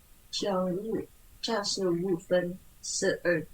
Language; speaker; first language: Chinese; non-native, learner; Indonesian